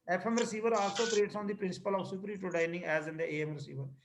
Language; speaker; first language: English; non-native, local second language; Punjabi